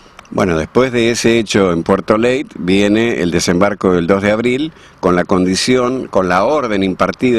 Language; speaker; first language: Spanish; native; Spanish